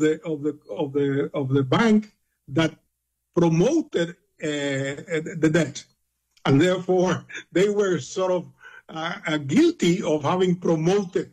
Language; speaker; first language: English; non-native, fluent; Spanish